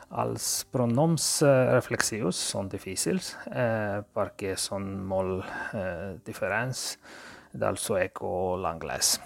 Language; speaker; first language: Catalan; non-native, learner; Georgian